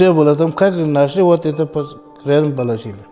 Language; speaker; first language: Russian; non-native, learner; Tajik